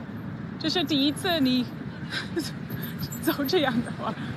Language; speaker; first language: Chinese; non-native, learner; English